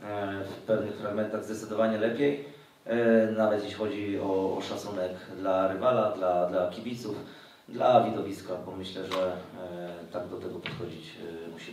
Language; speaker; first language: Polish; native; Polish